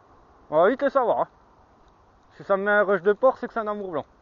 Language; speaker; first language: French; native; French